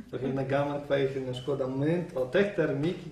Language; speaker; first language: Icelandic; non-native, learner; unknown